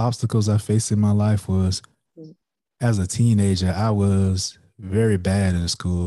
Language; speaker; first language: English; native; English